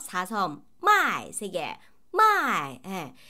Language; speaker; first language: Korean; non-native, fluent; Chinese